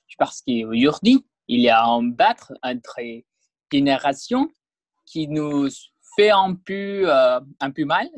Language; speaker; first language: French; non-native, learner; Spanish